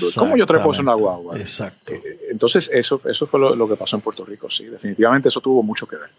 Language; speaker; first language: Spanish; early bilingual, other home language; English